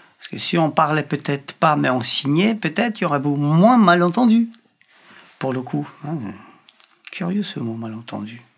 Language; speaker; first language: French; non-native, fluent; Polish